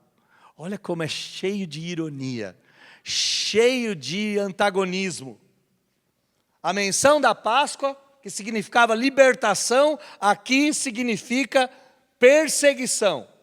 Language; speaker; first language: Portuguese; native; Portuguese